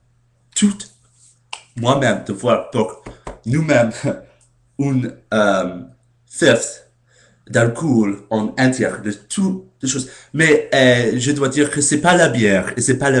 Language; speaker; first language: French; non-native, learner; English